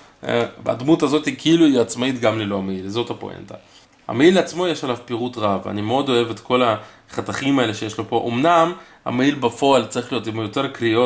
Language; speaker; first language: Hebrew; native; Hebrew